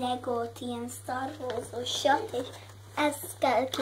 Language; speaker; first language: Hungarian; early bilingual, heritage; Hungarian